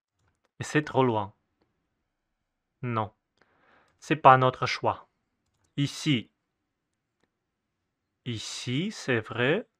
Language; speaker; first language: French; non-native, fluent; Russian